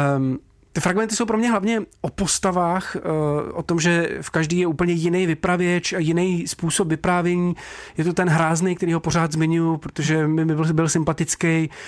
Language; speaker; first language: Czech; native; Czech